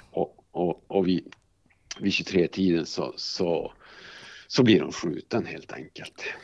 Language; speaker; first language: Swedish; native; Swedish